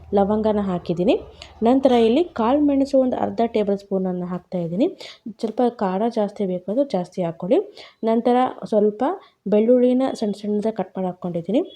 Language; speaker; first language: Kannada; native; Kannada